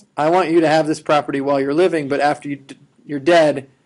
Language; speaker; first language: English; native; English